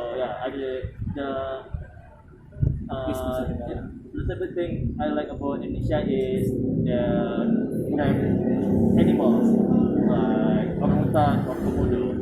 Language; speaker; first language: English; non-native, learner; Indonesian